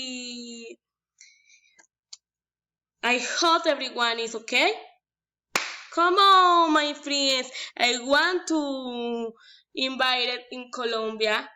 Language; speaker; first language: English; non-native, learner; Spanish